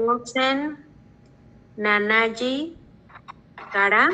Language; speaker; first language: Japanese; non-native, learner; Spanish